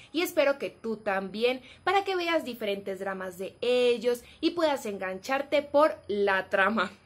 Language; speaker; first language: Spanish; native; Spanish